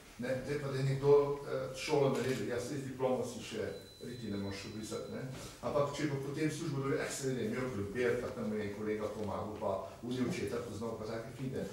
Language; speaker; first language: Slovenian; native; Slovenian